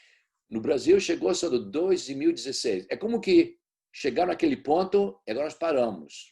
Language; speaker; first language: Portuguese; early bilingual, heritage; Portuguese